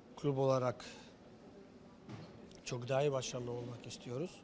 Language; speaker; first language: Turkish; non-native, fluent; Georgian